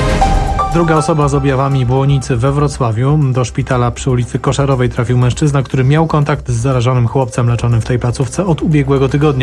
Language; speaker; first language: Polish; native; Polish